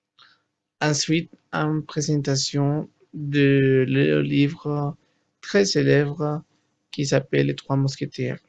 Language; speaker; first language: French; non-native, learner; Spanish